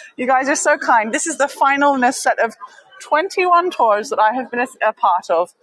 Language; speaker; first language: English; native; English